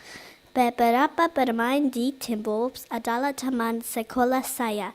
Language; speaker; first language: Indonesian; non-native, learner; English